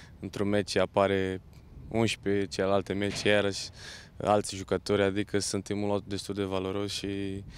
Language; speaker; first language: Romanian; non-native, fluent; Portuguese